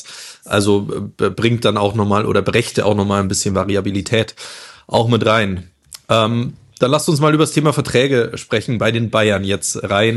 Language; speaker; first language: German; native; German